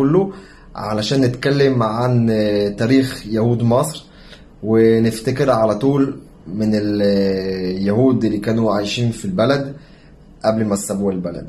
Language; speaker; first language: Egyptian Arabic; early bilingual, heritage; French